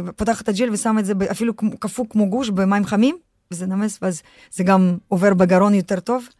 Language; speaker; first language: Hebrew; non-native, fluent; Russian